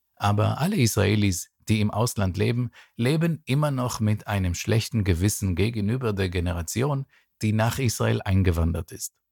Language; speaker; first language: German; non-native, fluent; Hebrew